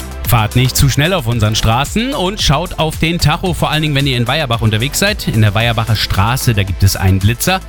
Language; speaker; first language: German; native; German